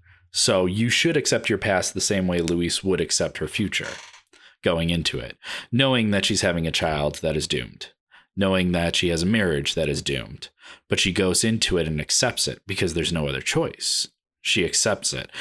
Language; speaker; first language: English; native; English